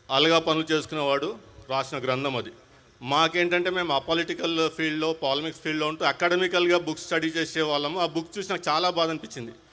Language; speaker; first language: Telugu; non-native, local second language; Hindi